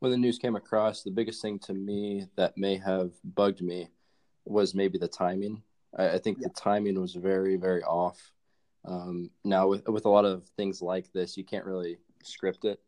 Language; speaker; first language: English; native; English